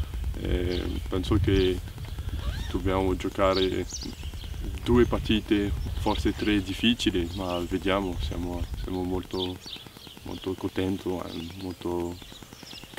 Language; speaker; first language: Italian; non-native, learner; French